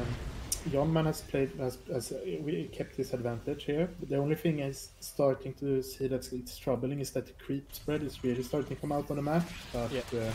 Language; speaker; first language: English; non-native, fluent; Swedish